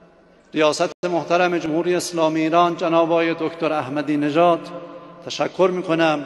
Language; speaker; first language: Persian; native; Persian